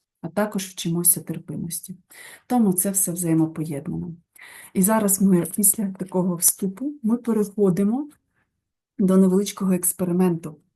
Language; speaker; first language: Ukrainian; non-native, local second language; Russian